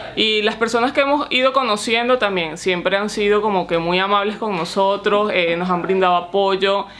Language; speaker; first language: Spanish; native; Spanish